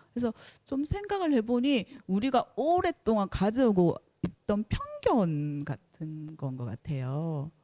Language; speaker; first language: Korean; native; Korean